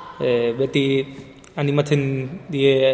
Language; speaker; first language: Basque; non-native, local second language; Spanish